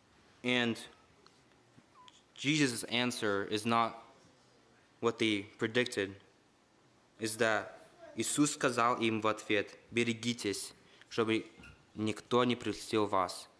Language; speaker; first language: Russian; early bilingual, heritage; Russian